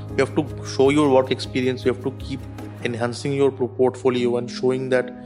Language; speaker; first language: English; non-native, local second language; Bangla